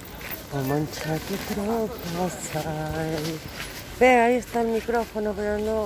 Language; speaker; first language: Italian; non-native, learner; Spanish